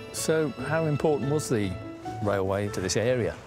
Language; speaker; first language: English; native; English